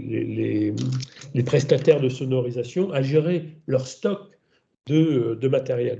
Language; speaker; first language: French; native; French